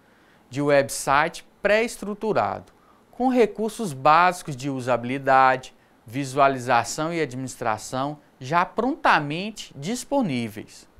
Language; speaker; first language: Portuguese; native; Portuguese